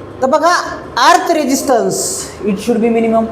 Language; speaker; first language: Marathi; native; Marathi